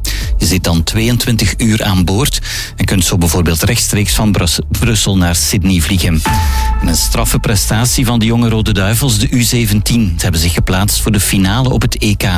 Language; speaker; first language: Dutch; native; Dutch